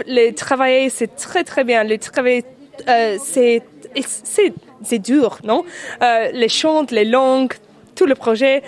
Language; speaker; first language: French; non-native, learner; English